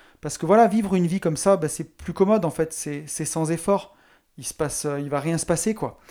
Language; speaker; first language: French; native; French